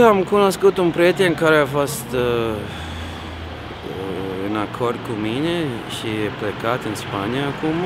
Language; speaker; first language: Romanian; non-native, learner; English